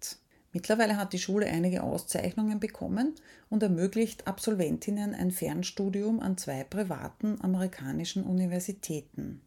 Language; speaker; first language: German; native; German